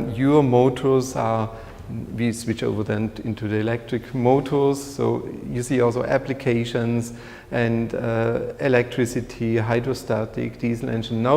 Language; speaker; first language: English; non-native, fluent; German